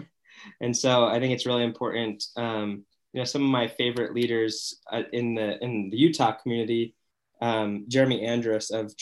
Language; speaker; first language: English; native; English